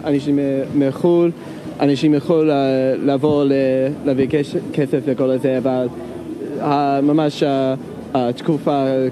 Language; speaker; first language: Hebrew; non-native, learner; English